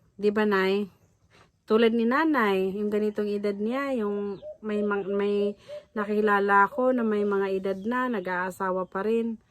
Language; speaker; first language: Filipino; non-native, local second language; Cebuano